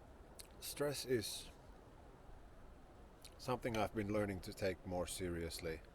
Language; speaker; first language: English; non-native, fluent; Finnish